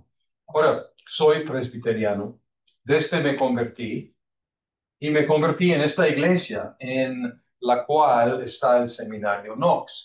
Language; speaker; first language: Spanish; non-native, fluent; English